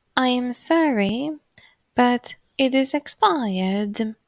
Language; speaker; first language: English; non-native, fluent; Polish